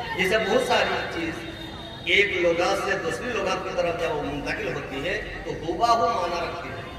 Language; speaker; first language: Urdu; native; Urdu